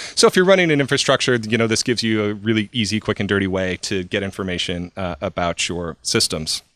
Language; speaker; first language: English; native; English